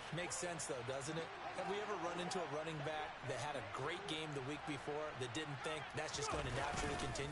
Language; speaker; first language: English; native; English